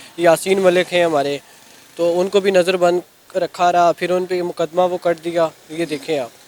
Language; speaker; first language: Urdu; non-native, local second language; Kashmiri